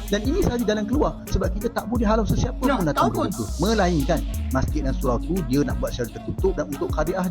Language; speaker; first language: Malay; native; Malay